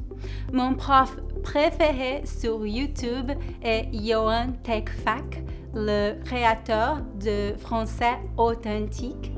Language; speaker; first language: French; non-native, fluent; Portuguese